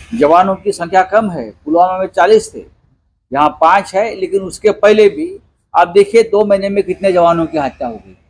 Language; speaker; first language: Hindi; non-native, local second language; Marathi